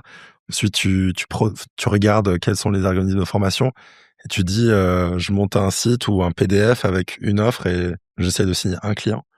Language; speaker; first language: French; native; French